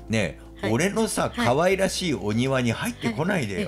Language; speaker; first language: Japanese; native; Japanese